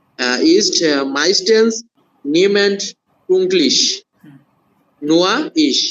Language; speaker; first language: German; non-native, learner; Bangla